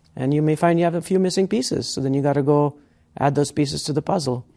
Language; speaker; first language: English; native; English